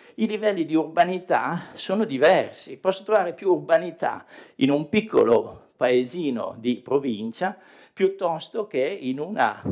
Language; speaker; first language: Italian; native; Italian